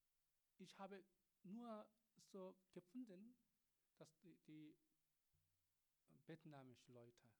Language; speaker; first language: German; non-native, learner; Korean